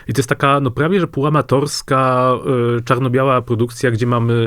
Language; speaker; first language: Polish; native; Polish